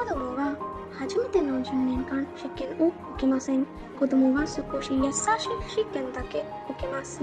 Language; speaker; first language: Japanese; non-native, learner; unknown